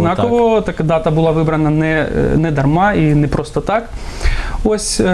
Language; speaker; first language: Ukrainian; non-native, local second language; Russian